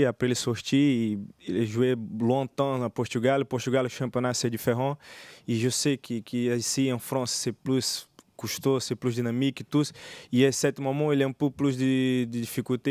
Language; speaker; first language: French; non-native, learner; Portuguese